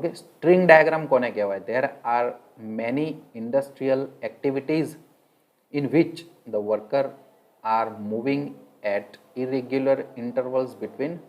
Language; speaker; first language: English; non-native, local second language; Gujarati